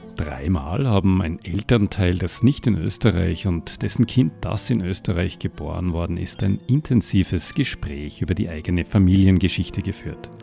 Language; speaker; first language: German; native; German